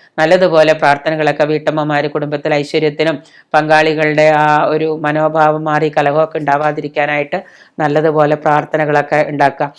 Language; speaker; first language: Malayalam; native; Malayalam